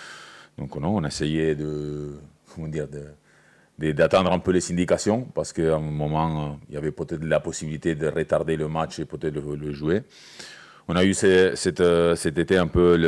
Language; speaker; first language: French; native; French